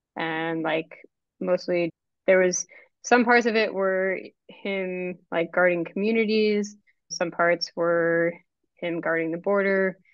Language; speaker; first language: English; native; English